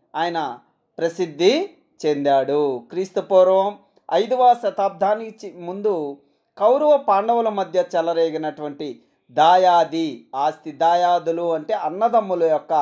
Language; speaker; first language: Telugu; native; Telugu